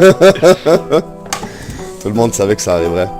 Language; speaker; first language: French; native; French